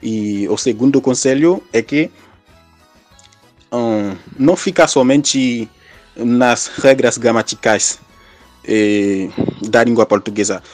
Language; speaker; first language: Portuguese; non-native, fluent; Haitian Creole